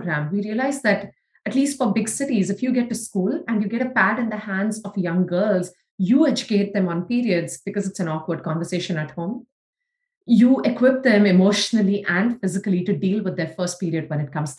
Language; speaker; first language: English; non-native, local second language; Tamil